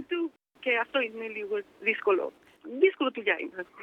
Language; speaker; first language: Greek; early bilingual, heritage; Danish